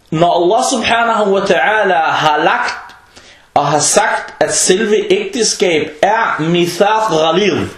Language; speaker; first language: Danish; non-native, fluent; Arabic